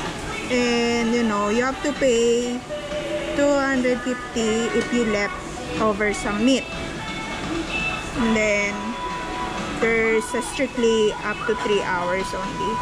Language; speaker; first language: English; non-native, local second language; Filipino